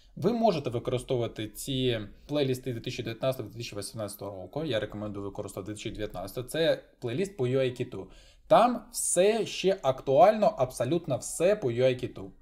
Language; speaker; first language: Ukrainian; non-native, local second language; Russian